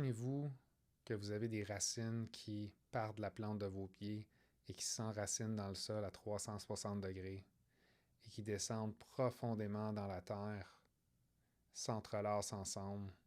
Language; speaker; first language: French; native; French